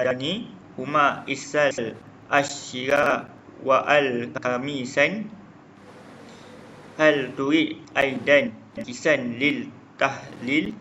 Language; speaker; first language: Arabic; non-native, learner; Malay